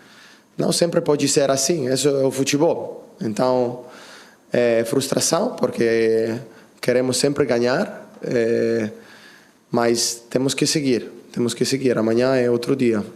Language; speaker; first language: Portuguese; non-native, fluent; Italian